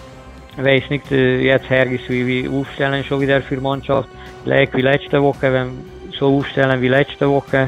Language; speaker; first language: German; non-native, learner; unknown